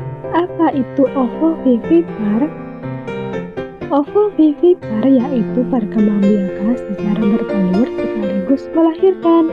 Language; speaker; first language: Indonesian; native; Indonesian